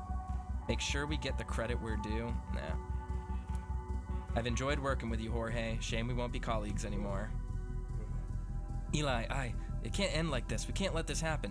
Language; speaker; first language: English; native; English